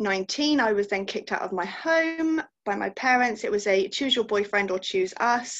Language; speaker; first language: English; native; English